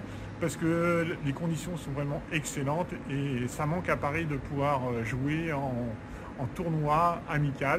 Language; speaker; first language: French; native; French